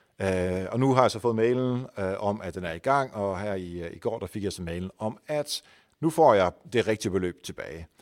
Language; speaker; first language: Danish; non-native, fluent; Dutch